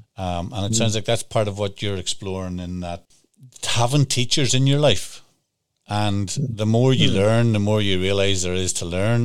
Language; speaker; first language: English; native; English